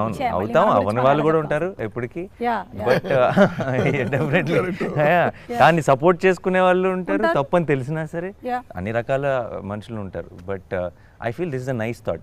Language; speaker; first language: Telugu; native; Telugu